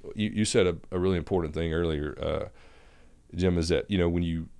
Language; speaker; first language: English; native; English